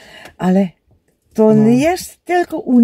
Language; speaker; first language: Polish; non-native, learner; Dutch